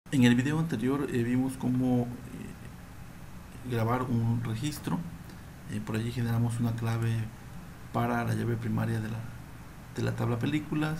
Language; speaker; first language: Spanish; native; Spanish